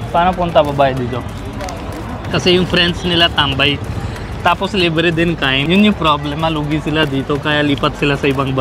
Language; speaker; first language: Filipino; non-native, learner; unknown